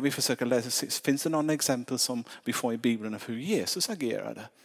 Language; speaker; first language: Swedish; non-native, fluent; English